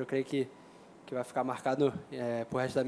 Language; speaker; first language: Portuguese; native; Portuguese